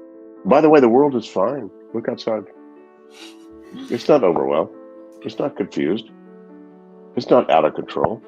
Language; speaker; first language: English; native; English